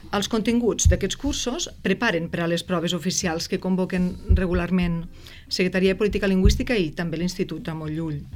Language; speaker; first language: Catalan; native; Catalan